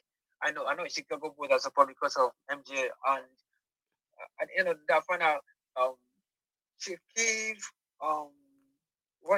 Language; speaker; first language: English; non-native, local second language; Igbo